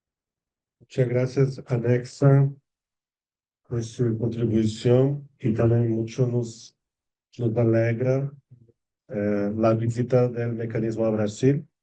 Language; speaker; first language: Spanish; non-native, fluent; Portuguese